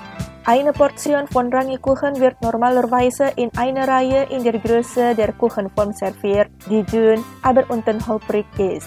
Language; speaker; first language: German; non-native, fluent; Indonesian